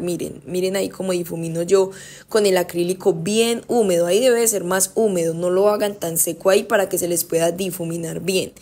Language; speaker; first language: Spanish; native; Spanish